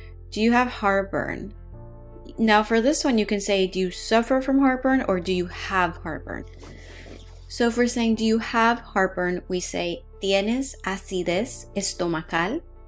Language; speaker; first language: English; native; English